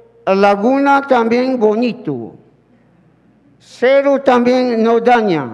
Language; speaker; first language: Spanish; non-native, learner; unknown